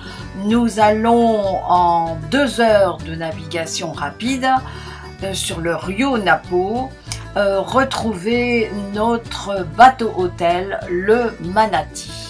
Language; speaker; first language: French; native; French